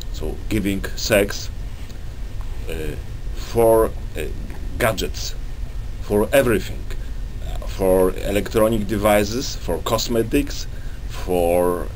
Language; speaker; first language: English; non-native, learner; Polish